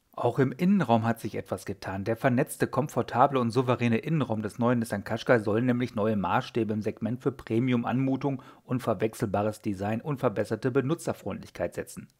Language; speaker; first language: German; native; German